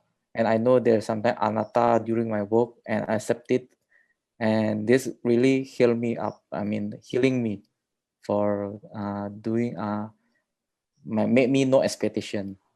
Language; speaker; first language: English; non-native, learner; Indonesian